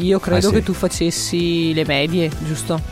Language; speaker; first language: Italian; native; Italian